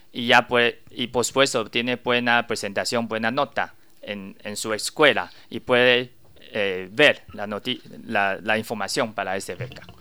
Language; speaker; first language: Spanish; non-native, learner; Chinese